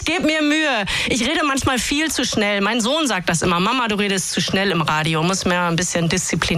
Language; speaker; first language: German; native; German